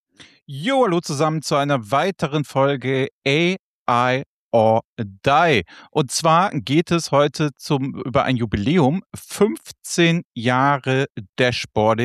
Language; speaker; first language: German; native; German